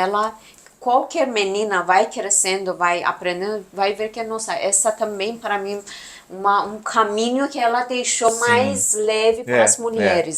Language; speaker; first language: Portuguese; non-native, fluent; Persian